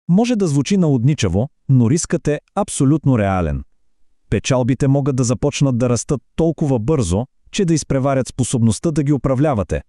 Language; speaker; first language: Bulgarian; native; Bulgarian